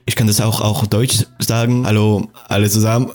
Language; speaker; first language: German; early bilingual, other home language; Russian